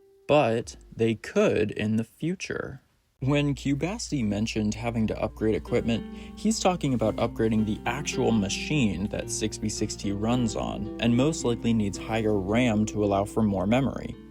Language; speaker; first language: English; native; English